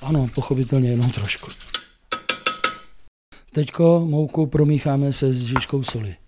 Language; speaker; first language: Czech; native; Czech